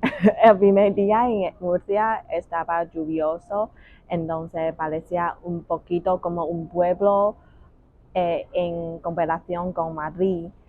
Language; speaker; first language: Spanish; non-native, learner; Chinese